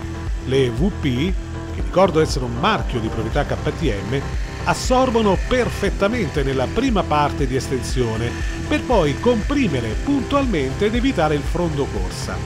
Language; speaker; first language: Italian; native; Italian